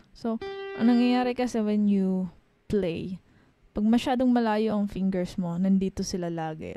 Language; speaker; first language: Filipino; native; Filipino